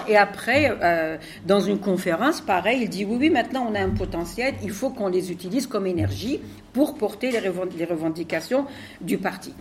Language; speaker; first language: French; non-native, local second language; Arabic